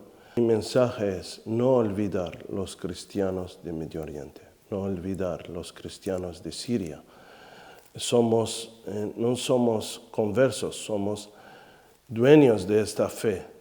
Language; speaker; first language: Spanish; non-native, fluent; Arabic